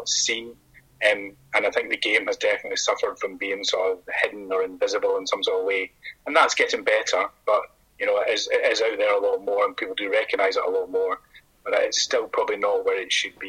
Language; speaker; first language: English; native; English